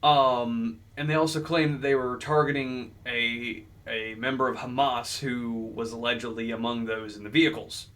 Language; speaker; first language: English; native; English